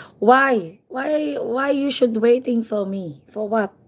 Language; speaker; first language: English; non-native, learner; Filipino